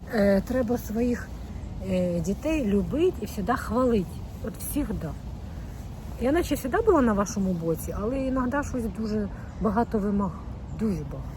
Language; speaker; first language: Ukrainian; native; Ukrainian